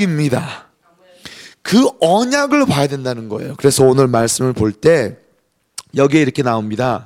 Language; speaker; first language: Korean; native; Korean